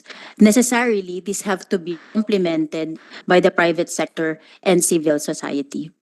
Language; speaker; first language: English; non-native, local second language; Filipino